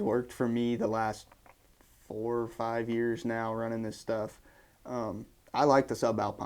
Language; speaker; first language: English; native; English